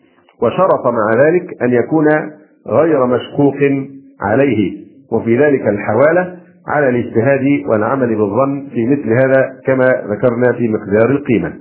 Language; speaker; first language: Arabic; native; Arabic